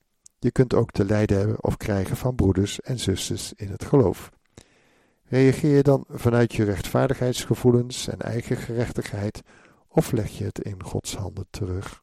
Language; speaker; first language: Dutch; native; Dutch